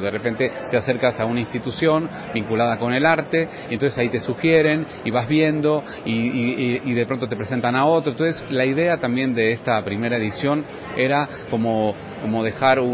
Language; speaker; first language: Spanish; native; Spanish